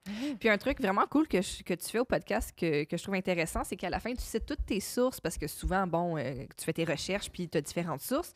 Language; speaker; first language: French; native; French